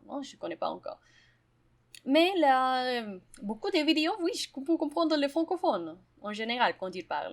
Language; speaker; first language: French; non-native, fluent; Spanish